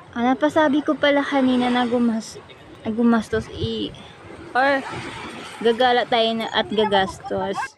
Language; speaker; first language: Filipino; non-native, local second language; Hiligaynon